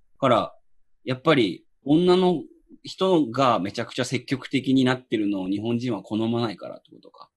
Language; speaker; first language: Japanese; native; Japanese